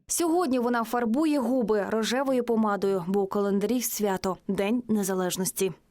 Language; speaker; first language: Ukrainian; native; Ukrainian